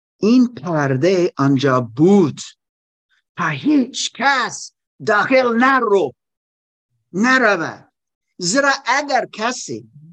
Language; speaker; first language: Persian; non-native, learner; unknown